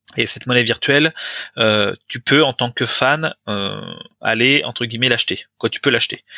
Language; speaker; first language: French; native; French